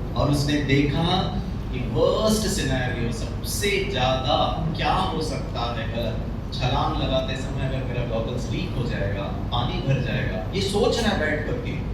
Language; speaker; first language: Hindi; non-native, local second language; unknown